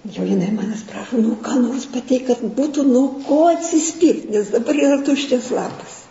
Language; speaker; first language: Lithuanian; native; Lithuanian